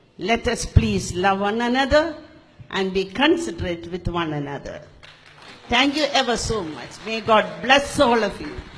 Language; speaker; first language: English; non-native, local second language; Malayalam